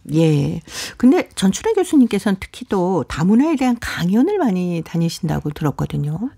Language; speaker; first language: Korean; native; Korean